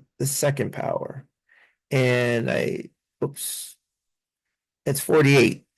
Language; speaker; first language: English; native; English